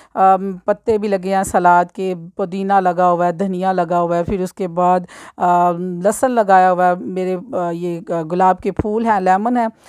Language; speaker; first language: Urdu; non-native, local second language; Punjabi